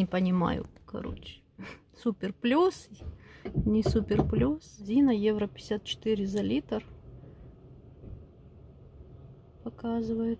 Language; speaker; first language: Russian; native; Russian